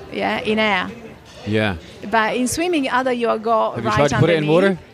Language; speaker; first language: English; non-native, fluent; Italian